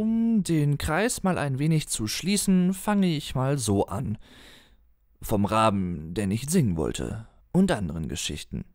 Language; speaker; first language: German; native; German